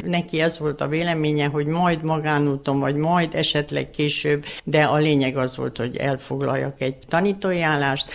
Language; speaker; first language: Hungarian; native; Hungarian